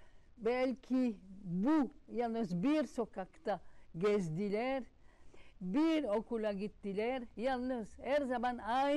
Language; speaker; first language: Turkish; non-native, learner; French